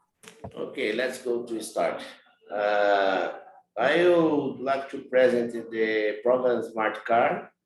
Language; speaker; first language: English; non-native, learner; Portuguese